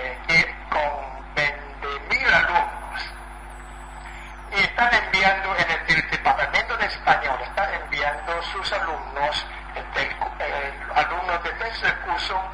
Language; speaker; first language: Spanish; non-native, fluent; Chinese